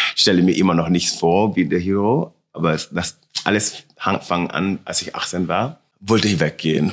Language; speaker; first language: German; non-native, learner; Wolof